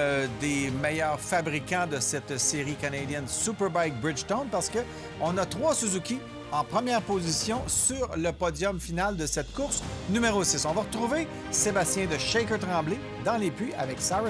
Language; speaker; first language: French; native; French